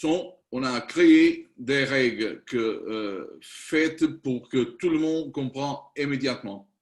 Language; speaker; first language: French; non-native, learner; Spanish